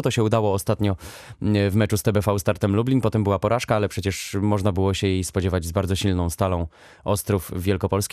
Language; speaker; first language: Polish; native; Polish